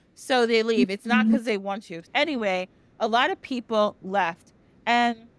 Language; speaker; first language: English; native; English